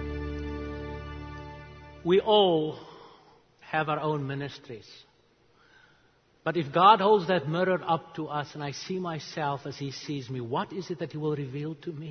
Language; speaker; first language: English; non-native, local second language; Afrikaans